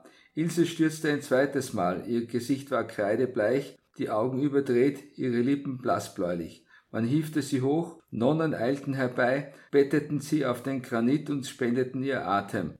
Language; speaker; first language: German; native; German